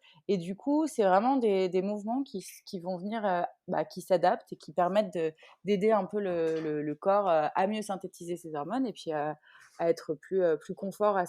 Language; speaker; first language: French; native; French